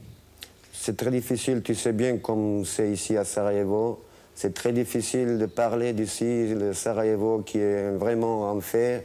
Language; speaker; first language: French; non-native, fluent; Bosnian